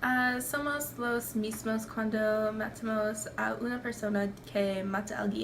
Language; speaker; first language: Spanish; non-native, learner; English